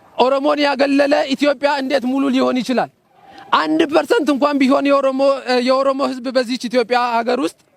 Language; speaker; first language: Amharic; non-native, local second language; Oromo